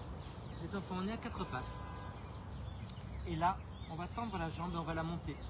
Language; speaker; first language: French; native; French